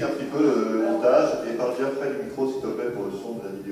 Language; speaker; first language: French; native; French